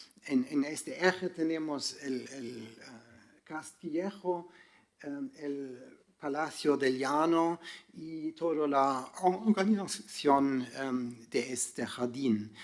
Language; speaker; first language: Spanish; non-native, fluent; German